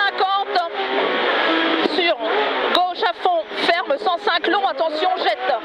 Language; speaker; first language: French; native; French